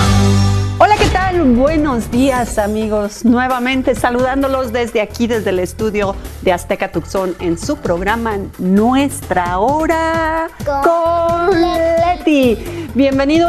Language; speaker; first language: Spanish; native; Spanish